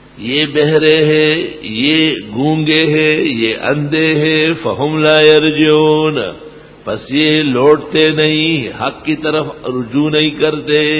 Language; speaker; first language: Urdu; non-native, local second language; Pashto